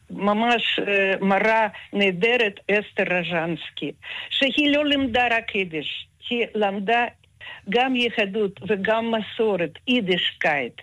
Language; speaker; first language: Hebrew; non-native, fluent; Russian